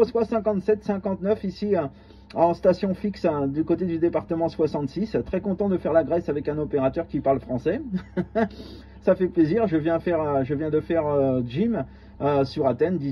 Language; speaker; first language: French; native; French